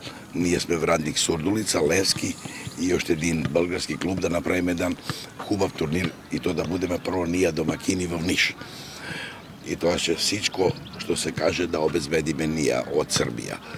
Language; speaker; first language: Bulgarian; non-native, learner; Serbian